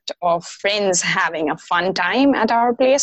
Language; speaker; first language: English; non-native, local second language; Maithili